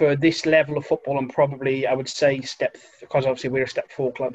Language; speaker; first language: English; native; English